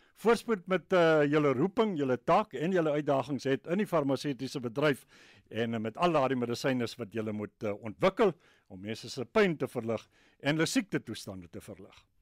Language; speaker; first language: Afrikaans; native; Afrikaans